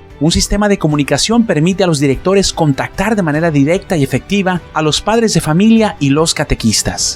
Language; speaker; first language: Spanish; native; Spanish